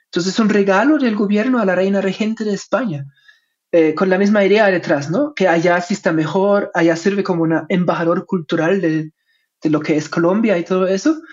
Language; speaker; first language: Spanish; non-native, fluent; German